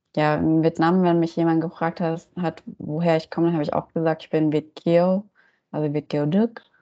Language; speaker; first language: German; native; German